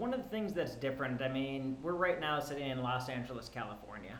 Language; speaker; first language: English; native; English